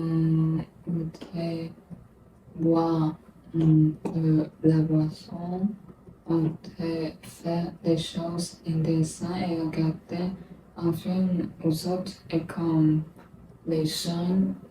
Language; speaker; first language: French; non-native, learner; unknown